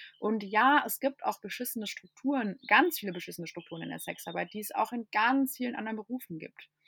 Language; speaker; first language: German; non-native, fluent; English